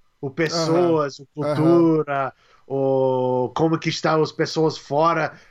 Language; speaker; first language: Portuguese; non-native, learner; English